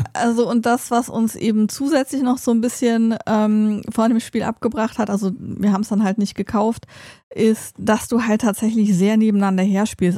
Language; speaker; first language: German; native; German